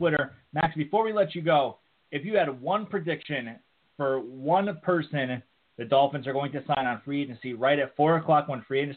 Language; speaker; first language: English; native; English